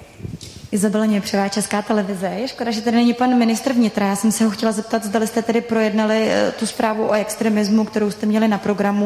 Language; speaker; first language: Czech; native; Czech